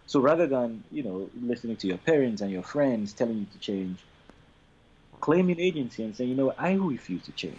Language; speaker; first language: English; non-native, local second language; Yoruba